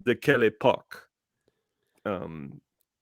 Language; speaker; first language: French; non-native, learner; English